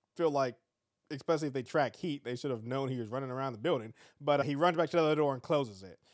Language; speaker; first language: English; native; English